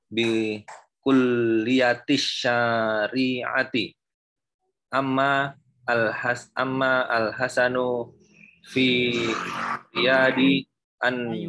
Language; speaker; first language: Arabic; non-native, learner; Indonesian